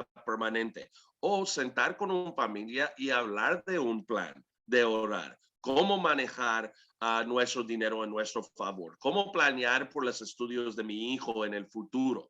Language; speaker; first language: Spanish; early bilingual, heritage; English